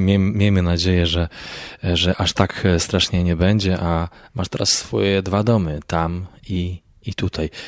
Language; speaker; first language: Polish; native; Polish